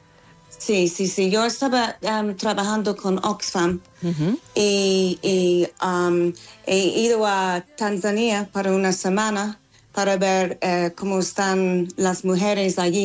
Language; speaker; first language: Spanish; non-native, fluent; English